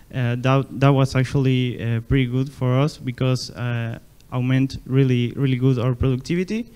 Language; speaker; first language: English; non-native, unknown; Spanish